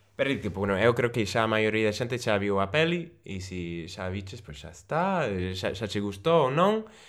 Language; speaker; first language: Galician; non-native, local second language; Spanish